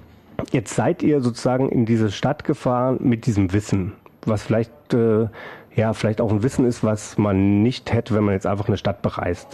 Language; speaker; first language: German; native; German